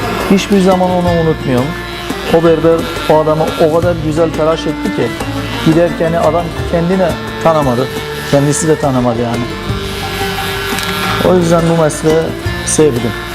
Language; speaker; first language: Turkish; non-native, fluent; Azerbaijani